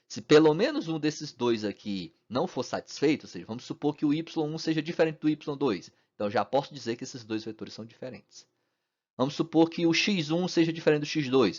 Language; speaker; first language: Portuguese; native; Portuguese